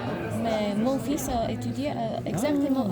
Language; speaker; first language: French; non-native, fluent; Slovenian